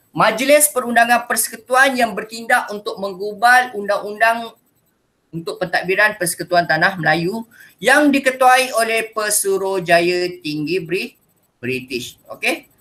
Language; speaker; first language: Malay; native; Malay